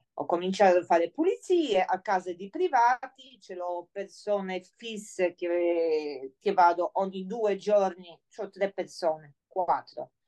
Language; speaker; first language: Italian; non-native, fluent; Polish